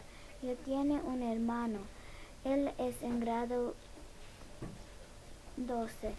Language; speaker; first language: Spanish; non-native, learner; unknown